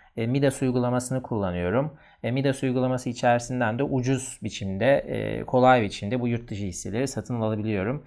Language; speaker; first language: Turkish; native; Turkish